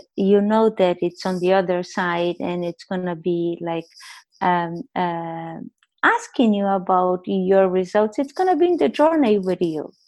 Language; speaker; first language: English; non-native, fluent; Portuguese